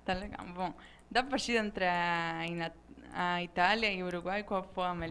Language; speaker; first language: Portuguese; non-native, fluent; Spanish